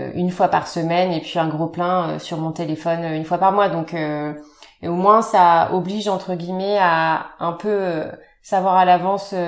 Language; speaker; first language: French; native; French